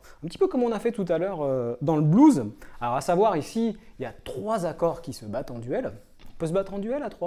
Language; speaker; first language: French; native; French